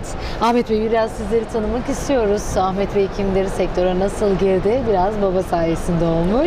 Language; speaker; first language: Turkish; native; Turkish